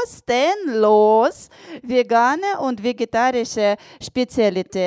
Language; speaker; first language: German; non-native, learner; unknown